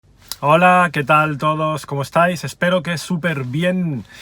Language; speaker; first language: Spanish; native; Spanish